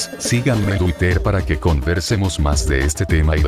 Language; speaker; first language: Spanish; native; Spanish